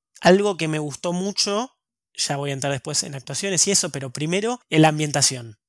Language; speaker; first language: Spanish; native; Spanish